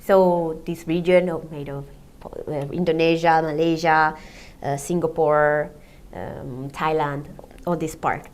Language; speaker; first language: English; non-native, fluent; Italian